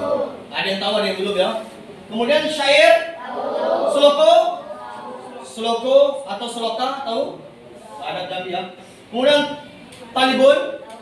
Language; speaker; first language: Indonesian; native; Indonesian